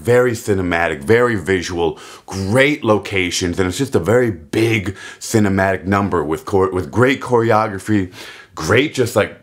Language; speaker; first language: English; native; English